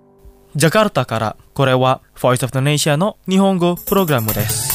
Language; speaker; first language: Japanese; non-native, fluent; Indonesian